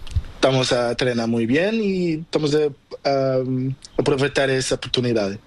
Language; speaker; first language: Spanish; non-native, learner; Portuguese